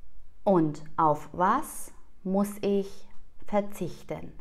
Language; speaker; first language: German; non-native, fluent; Persian